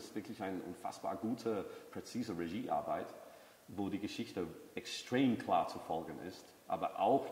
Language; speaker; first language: German; non-native, fluent; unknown